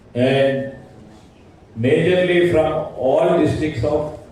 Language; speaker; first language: English; non-native, local second language; Telugu